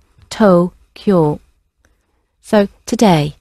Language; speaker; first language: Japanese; non-native, fluent; English